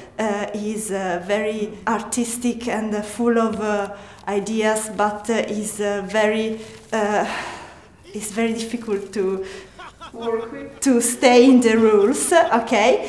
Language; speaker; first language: English; non-native, learner; Italian